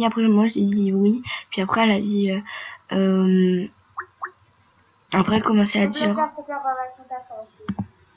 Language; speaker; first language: French; native; French